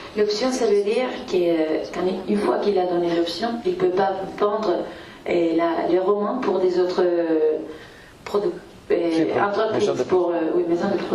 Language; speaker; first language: French; non-native, fluent; Spanish